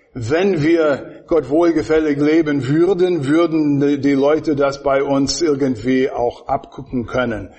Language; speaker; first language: German; non-native, fluent; English